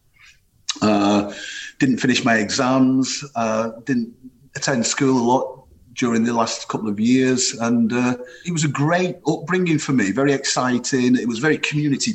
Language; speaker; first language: English; native; English